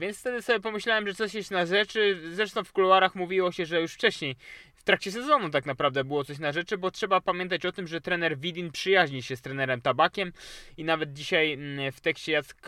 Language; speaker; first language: Polish; native; Polish